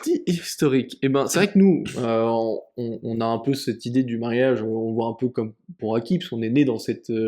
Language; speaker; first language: French; native; French